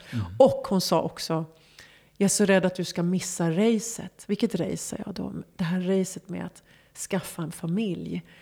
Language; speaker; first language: Swedish; early bilingual, other home language; Persian